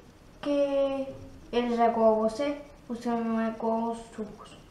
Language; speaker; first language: Portuguese; early bilingual, heritage; Turkish